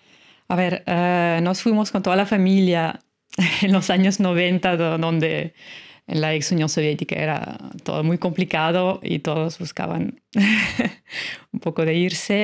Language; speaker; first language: Spanish; non-native, fluent; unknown